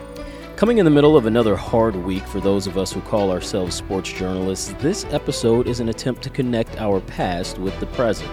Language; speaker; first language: English; native; English